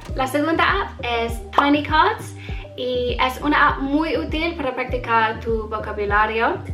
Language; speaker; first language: Spanish; non-native, learner; English